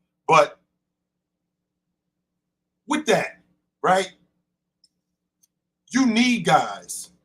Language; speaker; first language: English; native; English